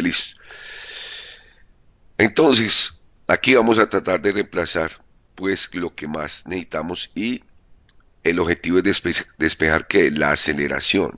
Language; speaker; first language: Spanish; native; Spanish